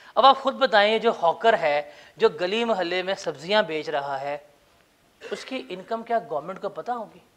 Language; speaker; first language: Urdu; non-native, local second language; Punjabi